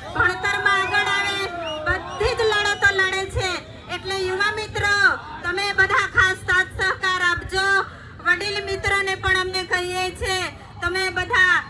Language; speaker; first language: Gujarati; non-native, local second language; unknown